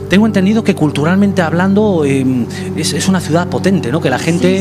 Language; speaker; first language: Spanish; native; Spanish